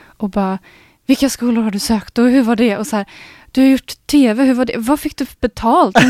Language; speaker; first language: Swedish; native; Swedish